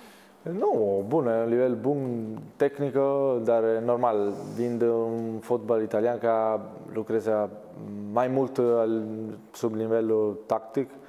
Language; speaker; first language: Romanian; non-native, learner; Italian